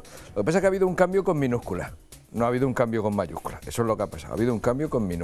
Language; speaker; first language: Spanish; native; Spanish